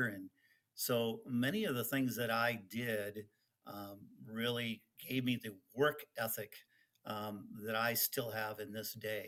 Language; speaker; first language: English; early bilingual, other home language; Dutch